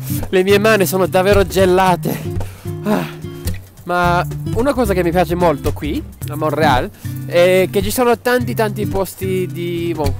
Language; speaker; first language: Italian; non-native, fluent; English